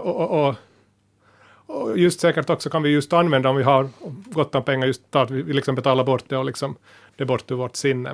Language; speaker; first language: Swedish; native; Swedish